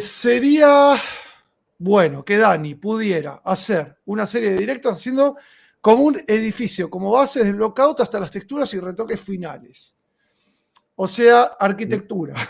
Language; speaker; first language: Spanish; native; Spanish